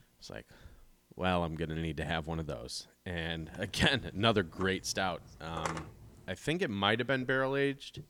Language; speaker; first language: English; native; English